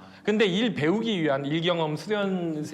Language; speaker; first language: Korean; native; Korean